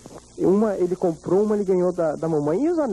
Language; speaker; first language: Portuguese; native; Portuguese